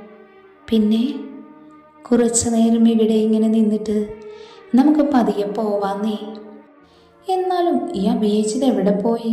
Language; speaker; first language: Malayalam; native; Malayalam